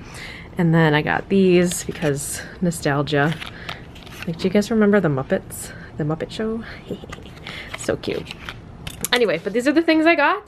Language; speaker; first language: English; native; English